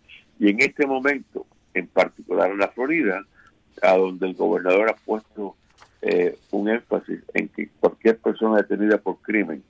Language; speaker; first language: Spanish; native; Spanish